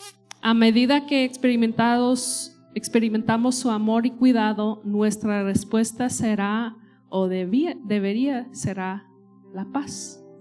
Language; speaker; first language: Spanish; non-native, fluent; English